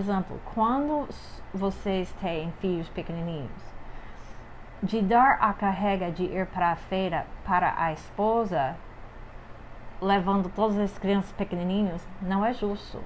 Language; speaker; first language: Portuguese; non-native, fluent; English